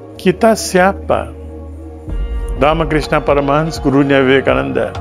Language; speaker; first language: Indonesian; early bilingual, other home language; Sindhi